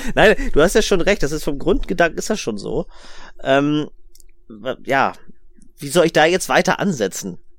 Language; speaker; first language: German; native; German